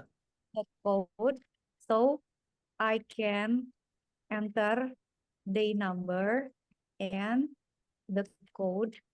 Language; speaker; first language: English; non-native, fluent; Indonesian